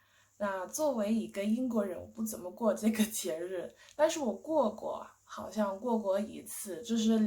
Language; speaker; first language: Chinese; non-native, fluent; English